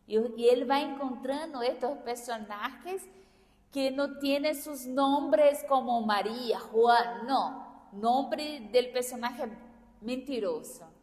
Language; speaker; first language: Spanish; non-native, fluent; Portuguese